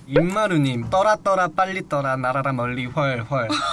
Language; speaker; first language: Korean; native; Korean